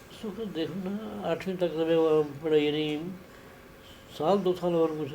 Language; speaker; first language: Urdu; non-native, local second language; Punjabi